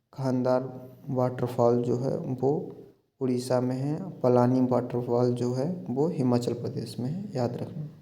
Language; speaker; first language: Hindi; native; Hindi